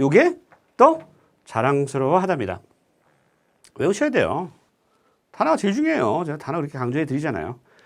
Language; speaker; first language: Korean; native; Korean